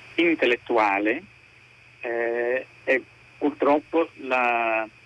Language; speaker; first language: Italian; non-native, fluent; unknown